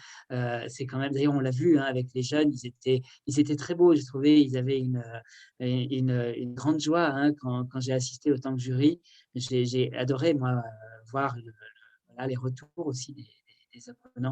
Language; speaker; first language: French; native; French